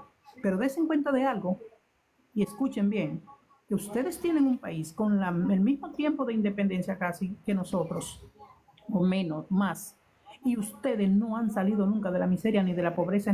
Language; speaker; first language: Spanish; native; Spanish